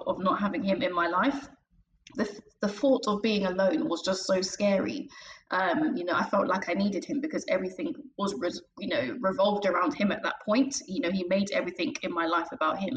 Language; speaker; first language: English; native; English